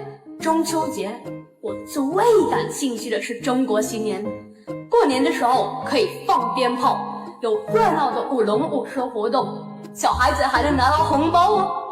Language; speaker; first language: Chinese; non-native, learner; English